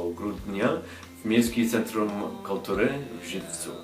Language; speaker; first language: Polish; non-native, learner; English